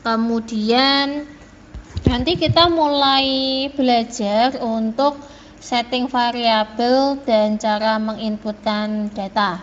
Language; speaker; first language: Indonesian; native; Indonesian